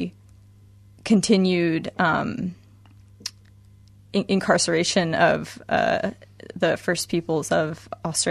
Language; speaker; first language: English; native; English